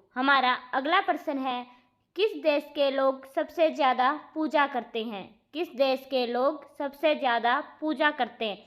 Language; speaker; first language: Hindi; native; Hindi